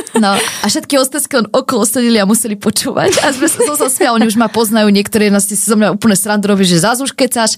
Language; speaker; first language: Slovak; native; Slovak